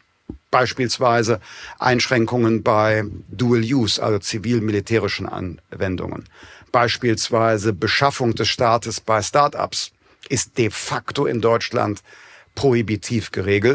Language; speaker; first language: German; native; German